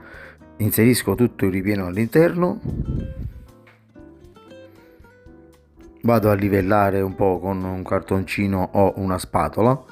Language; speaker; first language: Italian; native; Italian